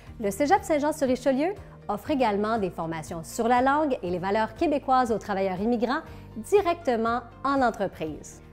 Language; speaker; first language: French; native; French